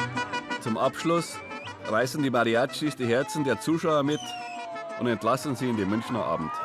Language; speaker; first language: German; native; German